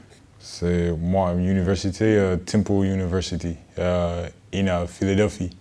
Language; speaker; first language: French; non-native, learner; English